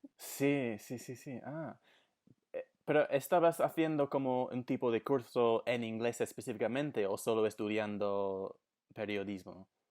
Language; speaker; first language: Spanish; non-native, fluent; English